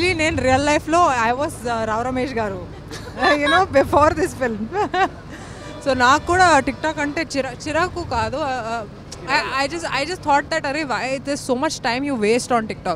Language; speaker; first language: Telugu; non-native, fluent; Hindi